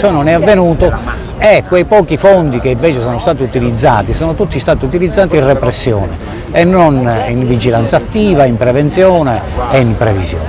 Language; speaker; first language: Italian; native; Italian